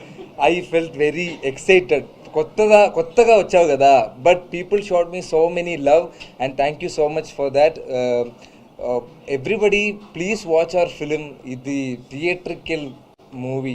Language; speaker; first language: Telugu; non-native, learner; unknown